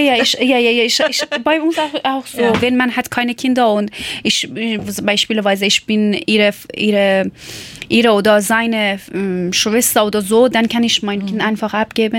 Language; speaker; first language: German; non-native, learner; Persian